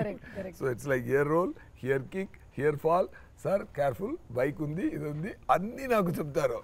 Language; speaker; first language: Telugu; non-native, learner; Tamil